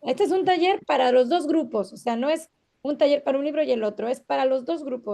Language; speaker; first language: Spanish; native; Spanish